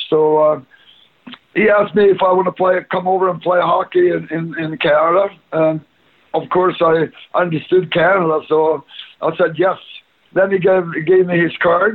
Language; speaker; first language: English; non-native, fluent; Swedish